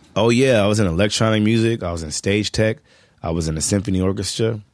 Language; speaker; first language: English; native; English